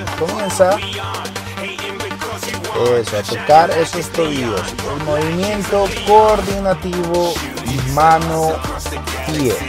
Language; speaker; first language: Spanish; native; Spanish